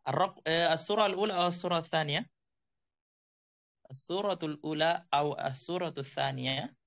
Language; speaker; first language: Arabic; non-native, fluent; Indonesian